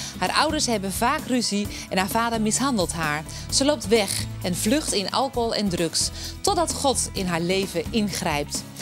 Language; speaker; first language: Dutch; native; Dutch